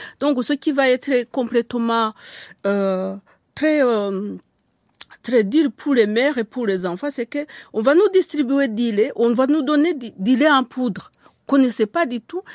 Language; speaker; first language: French; non-native, local second language; Kinyarwanda